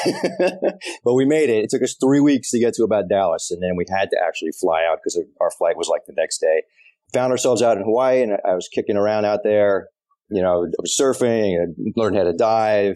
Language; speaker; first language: English; native; English